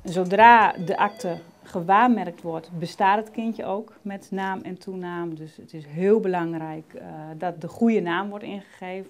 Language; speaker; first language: Dutch; native; Dutch